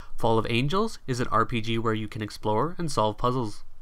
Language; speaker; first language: English; native; English